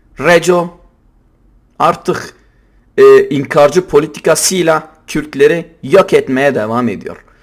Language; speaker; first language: Turkish; non-native, local second language; Kurdish